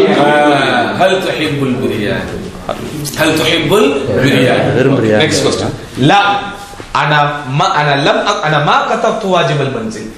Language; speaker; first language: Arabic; non-native, learner; Tamil